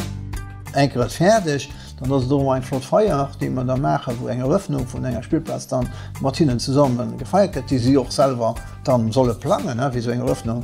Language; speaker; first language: German; non-native, local second language; Luxembourgish